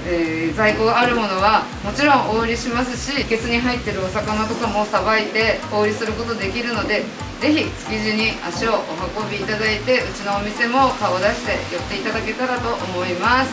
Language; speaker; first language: Japanese; native; Japanese